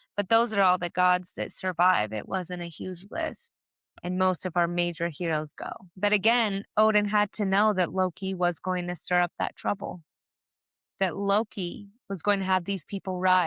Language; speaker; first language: English; native; English